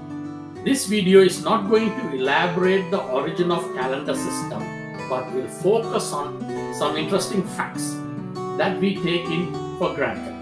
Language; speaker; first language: English; non-native, local second language; Tamil